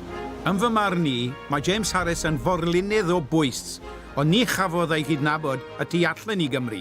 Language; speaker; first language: Welsh; native; Welsh